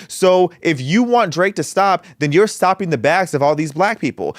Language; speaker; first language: English; native; English